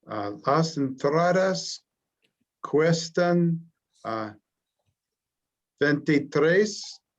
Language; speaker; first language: Spanish; non-native, learner; English